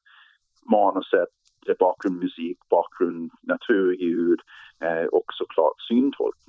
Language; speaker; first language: Swedish; non-native, fluent; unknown